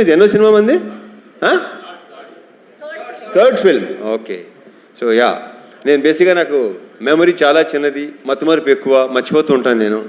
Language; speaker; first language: Telugu; native; Telugu